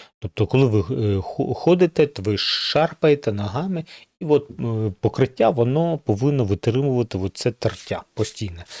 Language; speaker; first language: Ukrainian; non-native, local second language; Russian